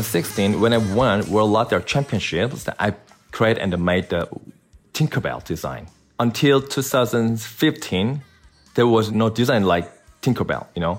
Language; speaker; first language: English; non-native, learner; Korean